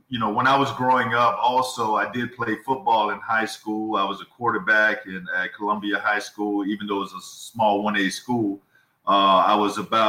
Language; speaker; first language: English; native; English